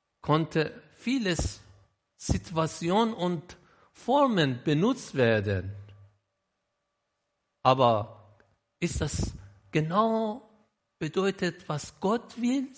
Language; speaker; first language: German; non-native, learner; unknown